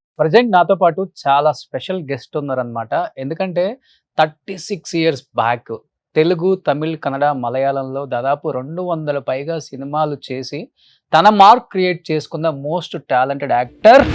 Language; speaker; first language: Telugu; native; Telugu